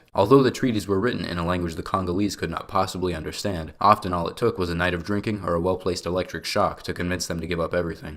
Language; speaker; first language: English; native; English